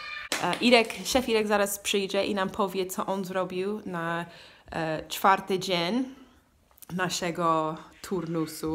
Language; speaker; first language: Polish; non-native, learner; English